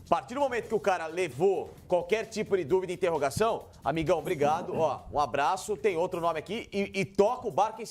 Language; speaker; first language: Portuguese; native; Portuguese